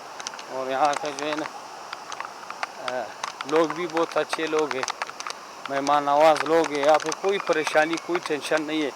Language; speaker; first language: Hindi; non-native, local second language; Pashto